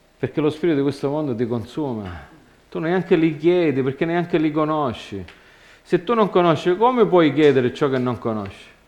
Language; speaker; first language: Italian; non-native, fluent; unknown